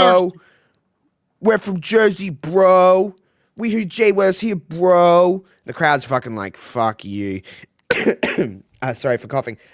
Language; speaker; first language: English; native; English